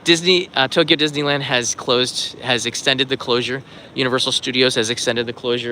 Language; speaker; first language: English; native; English